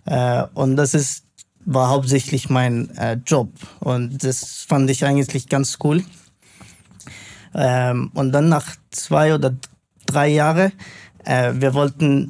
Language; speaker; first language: German; non-native, fluent; Arabic